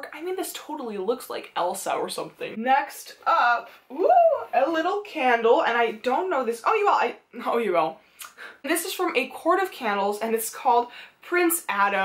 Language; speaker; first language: English; non-native, fluent; Dutch